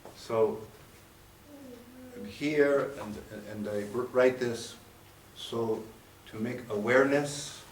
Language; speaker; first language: English; non-native, learner; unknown